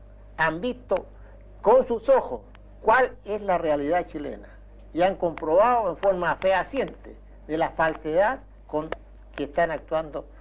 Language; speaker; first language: Spanish; native; Spanish